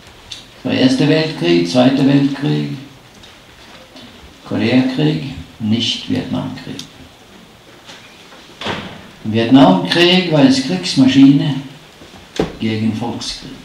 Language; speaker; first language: German; non-native, fluent; Norwegian